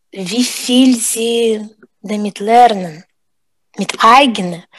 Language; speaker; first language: German; non-native, fluent; Russian